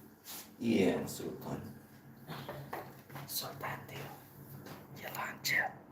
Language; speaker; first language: Turkish; non-native, learner; Filipino